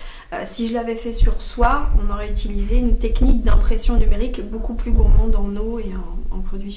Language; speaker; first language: French; native; French